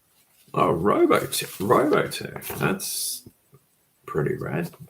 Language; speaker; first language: English; native; English